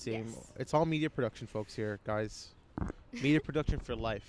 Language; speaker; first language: English; native; English